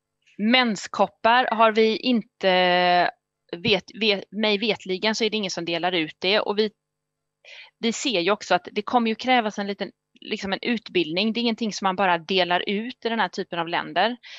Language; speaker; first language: Swedish; native; Swedish